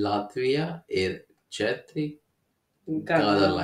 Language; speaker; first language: Latvian; non-native, learner; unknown